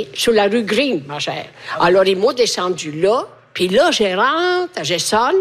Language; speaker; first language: French; native; French